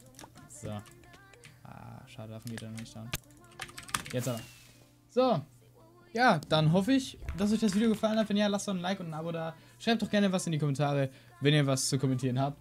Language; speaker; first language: German; native; German